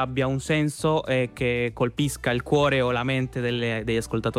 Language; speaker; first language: Italian; non-native, fluent; Spanish